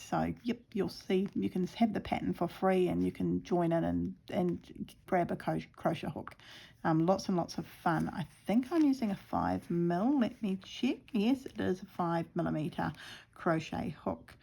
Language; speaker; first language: English; native; English